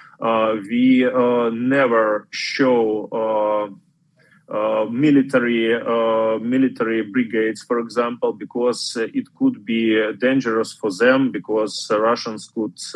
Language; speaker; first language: English; non-native, fluent; Ukrainian